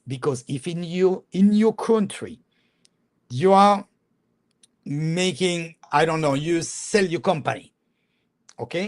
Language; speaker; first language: English; non-native, fluent; French